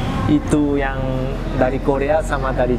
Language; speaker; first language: Indonesian; non-native, fluent; Korean